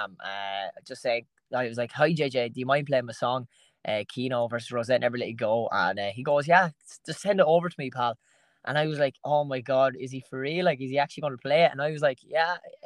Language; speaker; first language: English; native; English